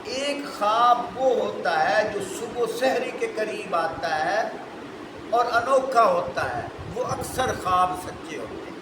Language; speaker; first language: Urdu; non-native, local second language; Punjabi